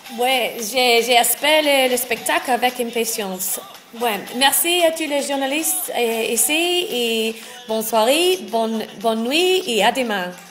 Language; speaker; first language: French; non-native, learner; English